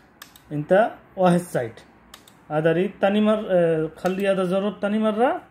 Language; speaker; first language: Arabic; non-native, learner; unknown